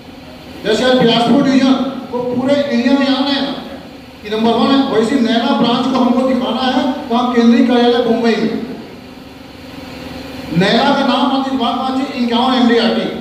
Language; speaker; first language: Hindi; native; Hindi